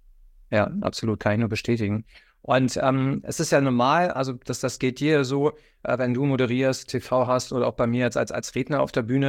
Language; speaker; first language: German; native; German